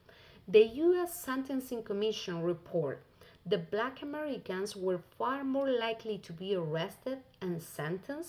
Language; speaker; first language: English; non-native, fluent; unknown